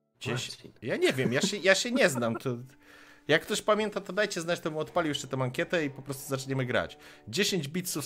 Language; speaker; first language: Polish; native; Polish